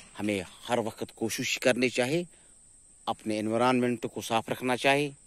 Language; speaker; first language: Urdu; non-native, local second language; Kashmiri